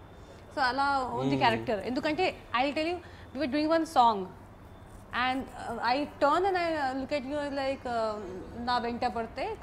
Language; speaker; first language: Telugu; non-native, local second language; Hindi